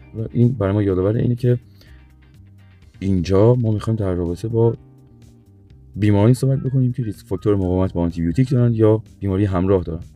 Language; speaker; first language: Persian; native; Persian